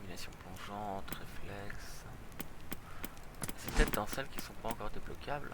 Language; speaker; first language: French; native; French